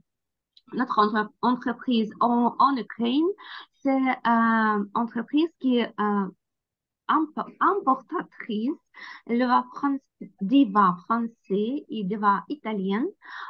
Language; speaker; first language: French; non-native, learner; Ukrainian